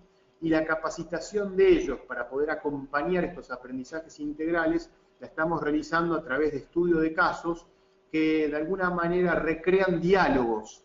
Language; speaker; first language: Spanish; native; Spanish